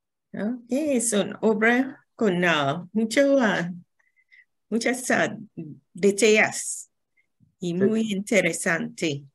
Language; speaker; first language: Spanish; non-native, learner; English